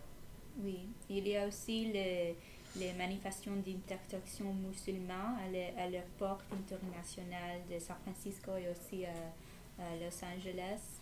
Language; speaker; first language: French; non-native, learner; English